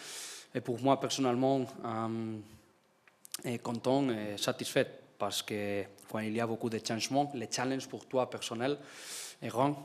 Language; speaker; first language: French; non-native, learner; Spanish